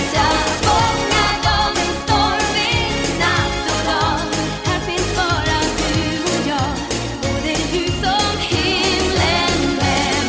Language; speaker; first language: English; non-native, fluent; French